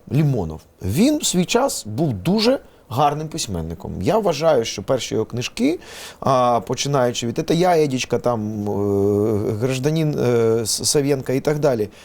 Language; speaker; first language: Ukrainian; non-native, local second language; Russian